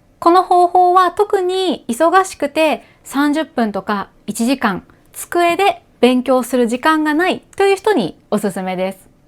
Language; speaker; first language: Japanese; native; Japanese